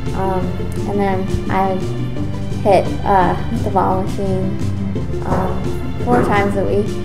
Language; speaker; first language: English; native; English